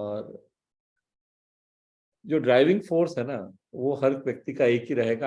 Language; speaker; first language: Hindi; native; Hindi